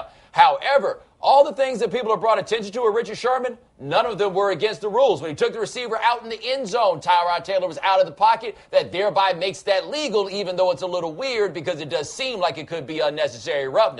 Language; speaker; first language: English; native; English